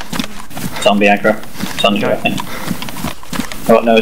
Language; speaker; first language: English; native; English